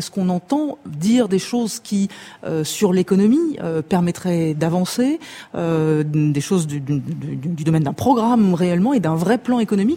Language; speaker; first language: French; native; French